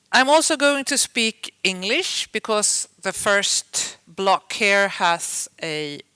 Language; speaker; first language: English; non-native, fluent; Swedish